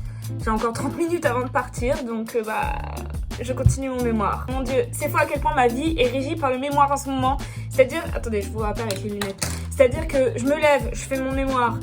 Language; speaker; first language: French; native; French